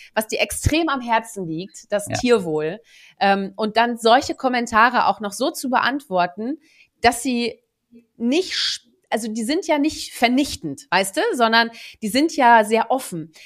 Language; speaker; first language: German; early bilingual, other home language; Dutch